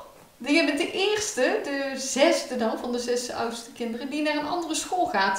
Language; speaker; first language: Dutch; native; Dutch